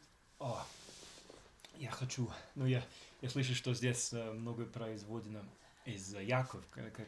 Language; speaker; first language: Russian; non-native, learner; English